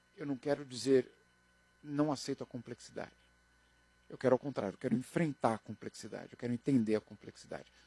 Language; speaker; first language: Portuguese; native; Portuguese